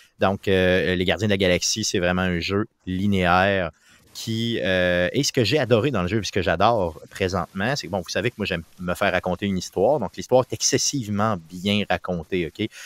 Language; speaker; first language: French; native; French